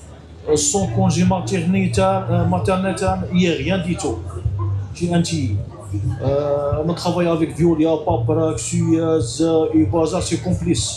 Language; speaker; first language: French; non-native, learner; Arabic